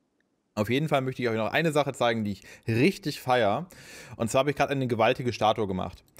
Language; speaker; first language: German; native; German